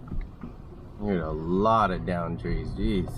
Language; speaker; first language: English; native; English